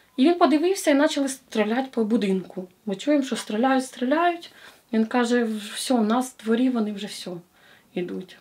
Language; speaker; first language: Ukrainian; native; Ukrainian